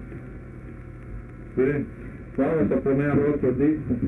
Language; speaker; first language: Spanish; non-native, learner; English